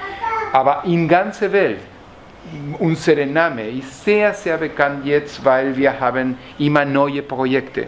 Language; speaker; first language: German; non-native, learner; Spanish